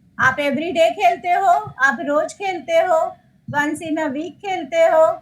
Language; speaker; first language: Hindi; native; Hindi